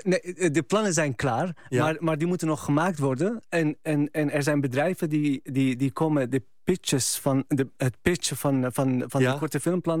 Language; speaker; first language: Dutch; non-native, fluent; Arabic